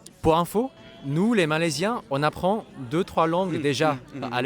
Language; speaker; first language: French; non-native, fluent; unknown